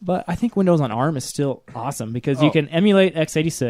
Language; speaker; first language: English; native; English